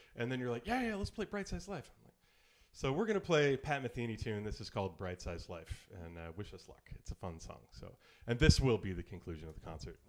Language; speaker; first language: English; native; English